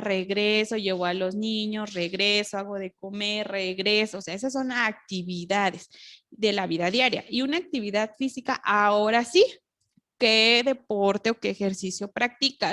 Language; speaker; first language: Spanish; native; Spanish